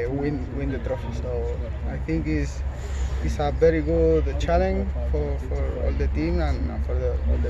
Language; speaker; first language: English; non-native, learner; Spanish